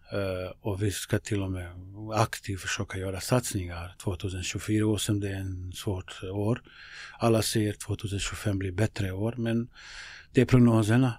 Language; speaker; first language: Swedish; non-native, fluent; Bosnian